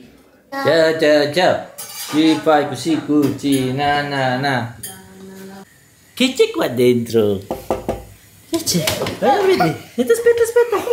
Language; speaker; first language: Italian; non-native, learner; Filipino